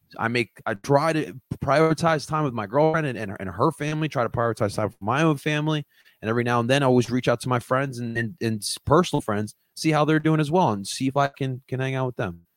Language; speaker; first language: English; early bilingual, other home language; Spanish